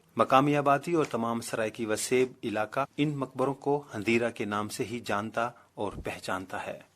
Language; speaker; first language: Urdu; non-native, local second language; Saraiki